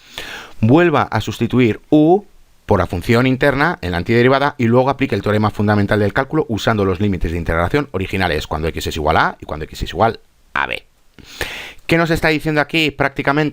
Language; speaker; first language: Spanish; native; Spanish